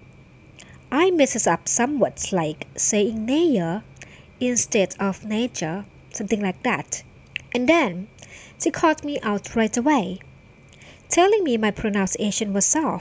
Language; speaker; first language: English; non-native, fluent; Thai